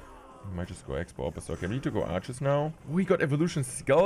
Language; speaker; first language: English; non-native, fluent; German